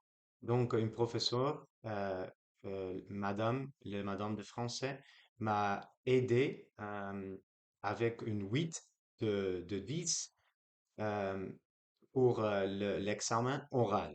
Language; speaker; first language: French; non-native, learner; Dutch